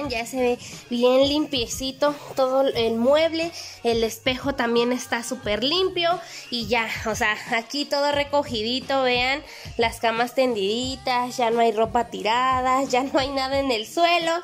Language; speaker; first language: Spanish; native; Spanish